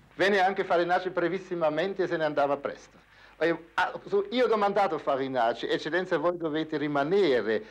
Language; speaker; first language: Italian; non-native, fluent; German